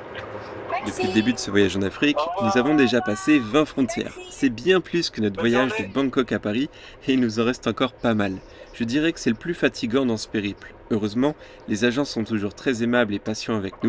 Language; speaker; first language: French; native; French